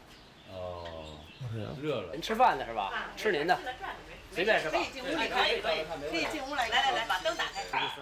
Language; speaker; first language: Chinese; native; Chinese